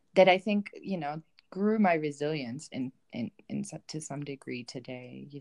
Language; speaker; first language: English; non-native, fluent; German